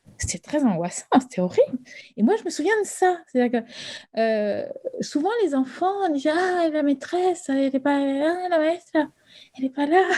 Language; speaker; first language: French; early bilingual, other home language; Spanish